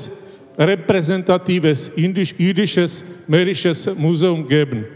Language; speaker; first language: German; non-native, fluent; Czech